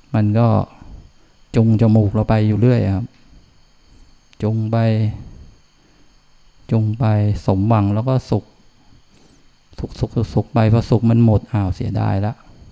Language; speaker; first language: Thai; native; Thai